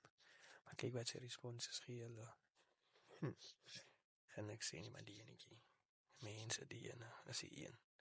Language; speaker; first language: Dutch; non-native, learner; Afrikaans